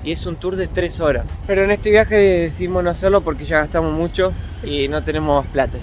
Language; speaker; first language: Spanish; native; Spanish